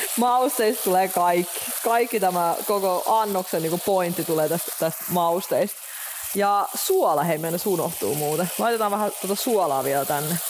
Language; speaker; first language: Finnish; non-native, fluent; Russian